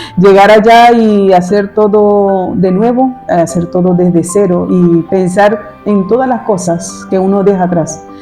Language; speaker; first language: Spanish; native; Spanish